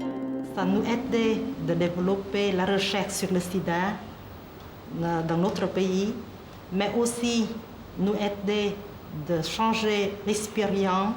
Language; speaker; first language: French; non-native, learner; Vietnamese